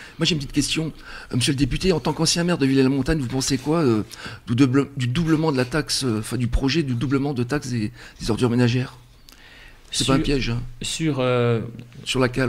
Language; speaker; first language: French; native; French